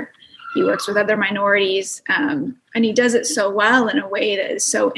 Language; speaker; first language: English; native; English